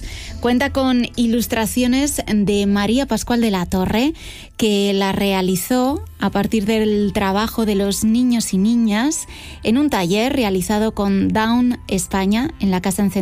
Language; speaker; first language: Spanish; native; Spanish